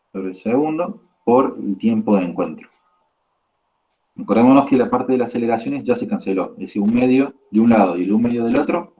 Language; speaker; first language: Spanish; native; Spanish